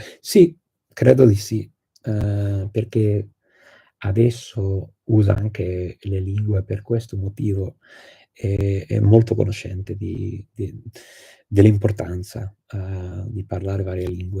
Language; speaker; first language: Italian; non-native, fluent; English